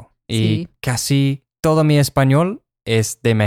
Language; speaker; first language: Spanish; non-native, fluent; English